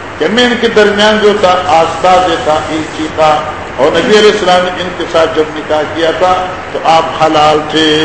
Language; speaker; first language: Urdu; non-native, local second language; Northern Hindko